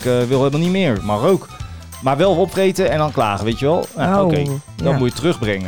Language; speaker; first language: Dutch; native; Dutch